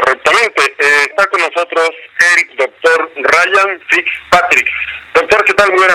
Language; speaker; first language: Spanish; native; Spanish